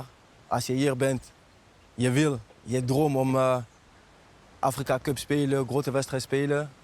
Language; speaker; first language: Dutch; non-native, learner; French